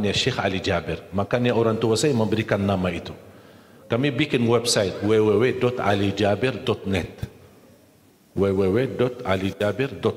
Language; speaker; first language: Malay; non-native, fluent; Arabic